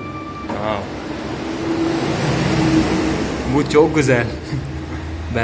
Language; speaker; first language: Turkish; non-native, learner; Urdu